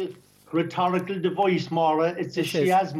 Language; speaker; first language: English; native; English